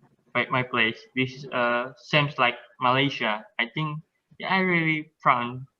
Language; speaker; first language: English; non-native, learner; Indonesian